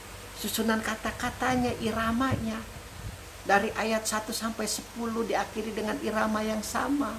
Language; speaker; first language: Indonesian; native; Indonesian